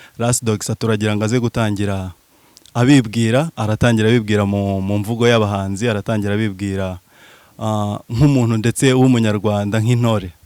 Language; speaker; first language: Kinyarwanda; native; Kinyarwanda